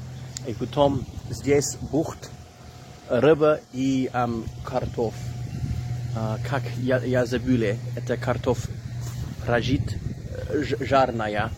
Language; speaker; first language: Russian; non-native, learner; English